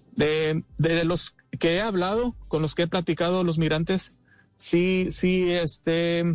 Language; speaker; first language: Spanish; early bilingual, heritage; Spanish